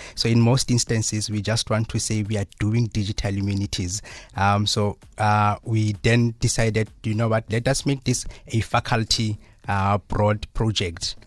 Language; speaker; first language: English; non-native, local second language; Southern Sotho